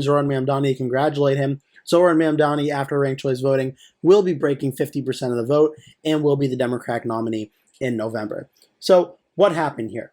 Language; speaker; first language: English; native; English